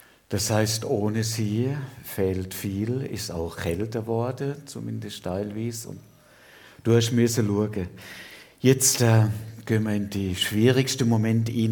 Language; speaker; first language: German; native; German